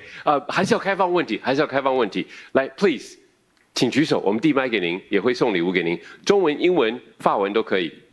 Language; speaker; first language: Chinese; native; Chinese